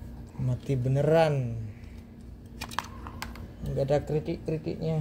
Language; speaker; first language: Indonesian; native; Indonesian